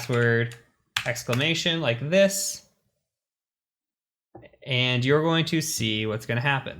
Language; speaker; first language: English; native; English